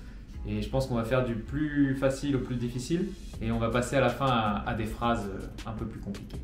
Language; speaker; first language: French; native; French